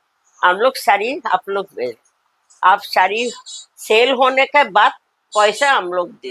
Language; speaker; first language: Hindi; non-native, local second language; Bangla